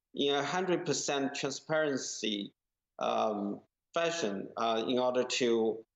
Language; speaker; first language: English; non-native, fluent; Chinese